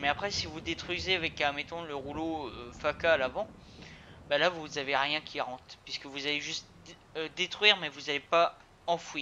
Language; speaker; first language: French; native; French